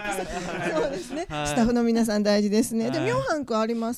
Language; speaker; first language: Japanese; native; Japanese